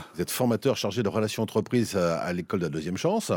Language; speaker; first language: French; native; French